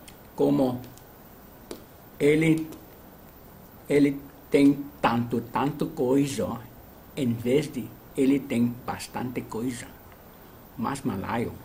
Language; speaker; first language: Portuguese; non-native, learner; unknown